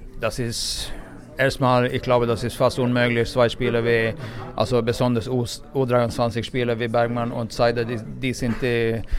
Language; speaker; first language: German; non-native, fluent; Swedish